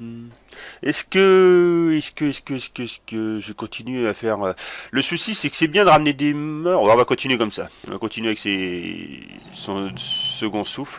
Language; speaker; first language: French; native; French